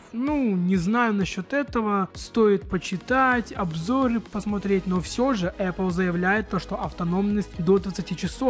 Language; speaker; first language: Russian; native; Russian